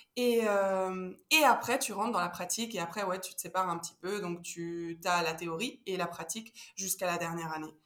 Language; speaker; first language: French; early bilingual, heritage; Spanish